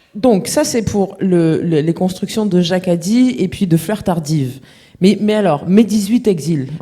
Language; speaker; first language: French; native; French